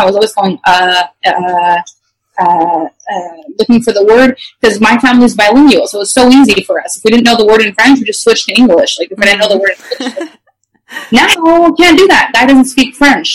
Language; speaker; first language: English; non-native, fluent; French